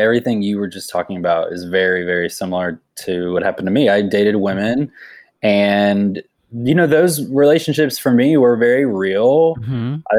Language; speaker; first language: English; native; English